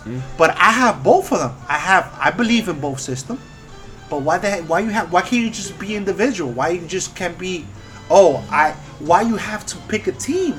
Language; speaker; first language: English; early bilingual, other home language; Spanish